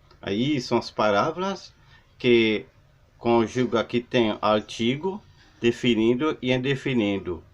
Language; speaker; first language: Portuguese; non-native, learner; Haitian Creole